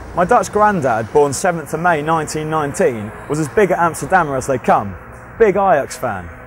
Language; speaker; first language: English; native; English